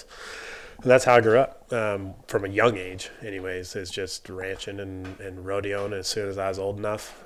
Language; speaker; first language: English; native; English